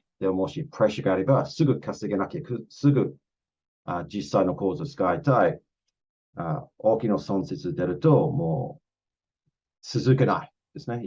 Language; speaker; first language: Japanese; non-native, fluent; English